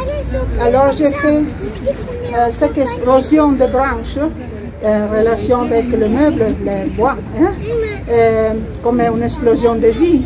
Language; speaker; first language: French; non-native, learner; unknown